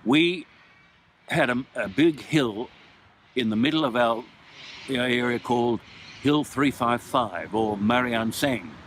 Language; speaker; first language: English; native; English